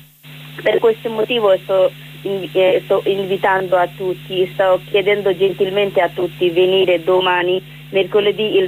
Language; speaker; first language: Italian; non-native, learner; Bangla